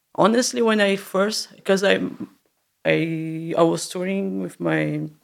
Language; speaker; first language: English; non-native, learner; Portuguese